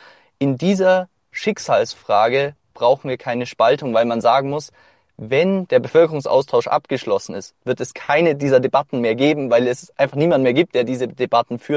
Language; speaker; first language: German; native; German